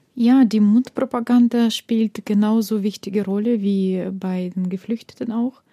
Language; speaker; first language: German; non-native, fluent; Russian